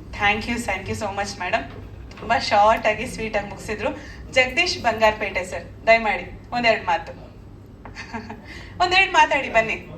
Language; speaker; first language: Kannada; native; Kannada